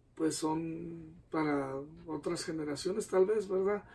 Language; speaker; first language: Spanish; native; Spanish